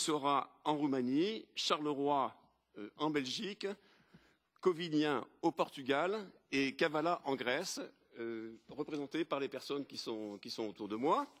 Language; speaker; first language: French; native; French